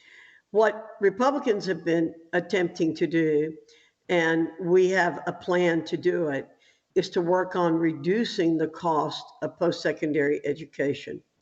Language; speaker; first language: English; native; English